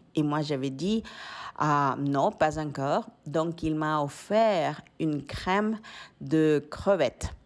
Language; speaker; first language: French; non-native, fluent; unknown